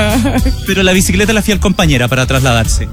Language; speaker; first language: Spanish; native; Spanish